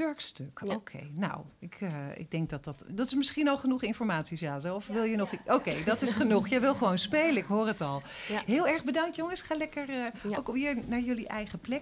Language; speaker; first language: Dutch; native; Dutch